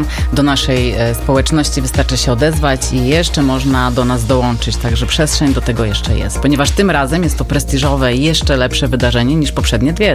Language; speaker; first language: Polish; native; Polish